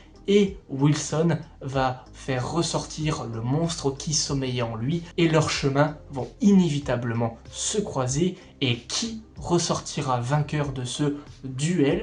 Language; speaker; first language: French; native; French